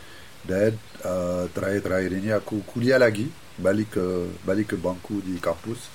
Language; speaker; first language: Indonesian; non-native, fluent; French